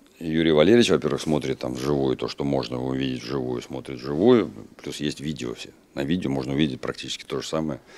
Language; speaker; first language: Russian; native; Russian